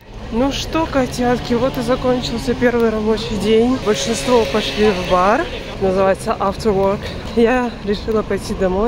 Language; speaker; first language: Russian; native; Russian